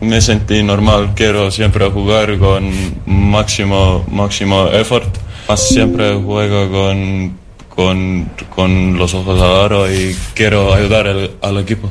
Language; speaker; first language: Spanish; non-native, learner; Estonian